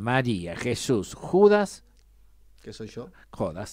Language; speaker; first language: Spanish; native; Spanish